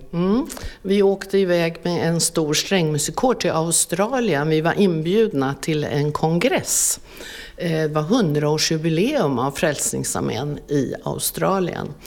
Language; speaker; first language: Swedish; native; Swedish